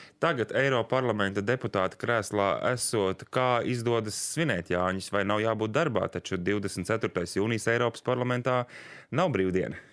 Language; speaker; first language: Latvian; native; Latvian